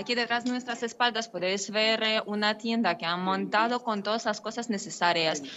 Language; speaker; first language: Spanish; non-native, fluent; Ukrainian